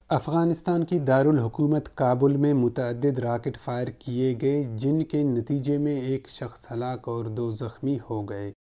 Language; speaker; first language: Urdu; non-native, local second language; Baluchi